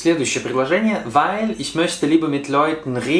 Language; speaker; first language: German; non-native, fluent; Russian